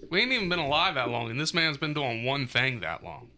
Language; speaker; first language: English; native; English